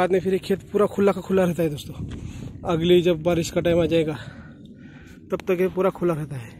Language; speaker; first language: Hindi; non-native, local second language; Marathi